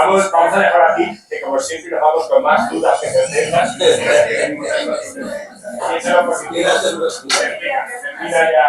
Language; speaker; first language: Spanish; non-native, learner; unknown